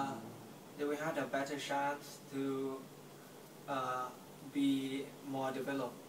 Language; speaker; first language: English; non-native, learner; Thai